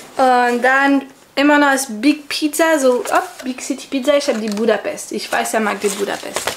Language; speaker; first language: German; non-native, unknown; French